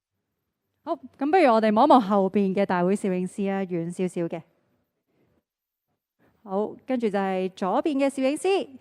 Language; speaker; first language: Cantonese; native; Cantonese